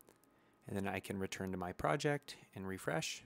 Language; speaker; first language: English; native; English